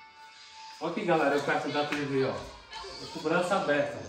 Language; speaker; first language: Portuguese; native; Portuguese